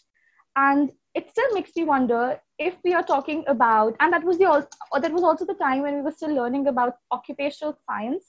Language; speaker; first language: English; non-native, local second language; Hindi